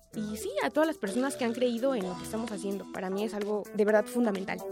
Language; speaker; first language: Spanish; native; Spanish